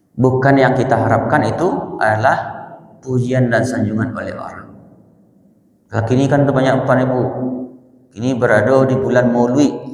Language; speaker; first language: Malay; non-native, local second language; Minangkabau